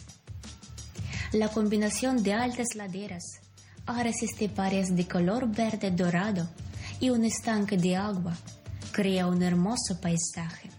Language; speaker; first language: Spanish; non-native, fluent; Ukrainian